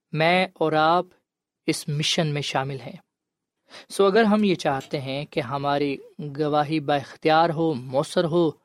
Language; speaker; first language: Urdu; non-native, local second language; Punjabi